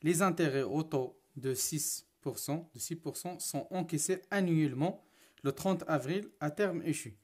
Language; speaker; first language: French; non-native, local second language; Arabic